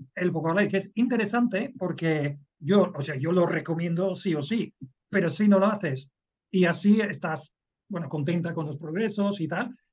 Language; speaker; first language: Spanish; non-native, fluent; English